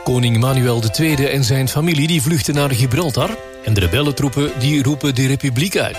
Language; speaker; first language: Dutch; native; Dutch